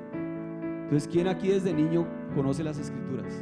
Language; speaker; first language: Spanish; native; Spanish